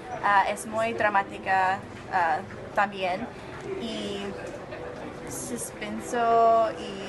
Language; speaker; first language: Spanish; non-native, learner; English